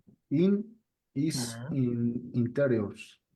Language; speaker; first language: English; non-native, learner; Spanish